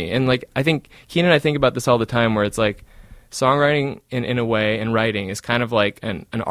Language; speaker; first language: English; native; English